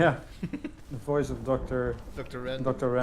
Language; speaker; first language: English; non-native, fluent; Dutch